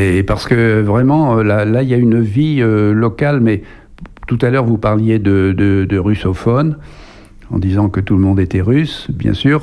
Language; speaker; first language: French; native; French